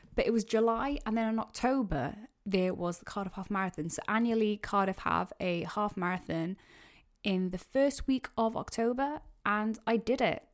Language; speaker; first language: English; native; English